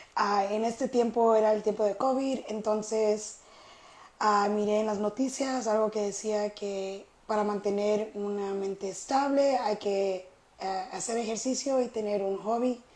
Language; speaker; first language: Spanish; early bilingual, heritage; Spanish